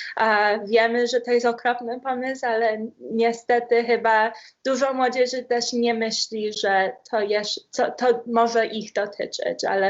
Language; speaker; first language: Polish; early bilingual, heritage; Polish